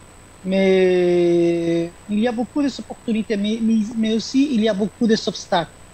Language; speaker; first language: French; non-native, fluent; Spanish